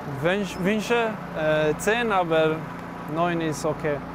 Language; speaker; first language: German; non-native, learner; Bosnian